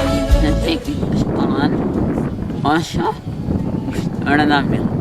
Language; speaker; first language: Basque; non-native, learner; Spanish